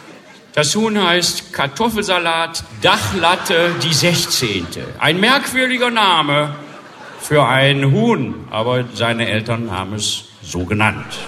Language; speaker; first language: German; native; German